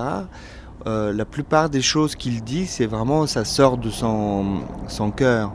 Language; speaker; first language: French; non-native, fluent; Bulgarian